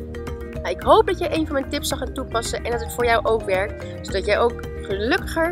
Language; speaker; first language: Dutch; native; Dutch